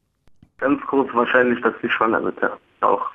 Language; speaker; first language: German; early bilingual, other home language; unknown